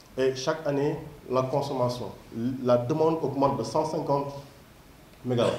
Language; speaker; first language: French; non-native, local second language; Wolof